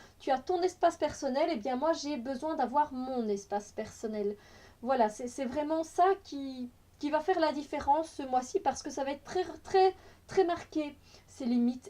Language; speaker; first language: French; native; French